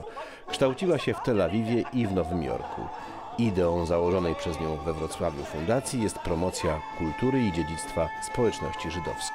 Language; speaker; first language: Polish; native; Polish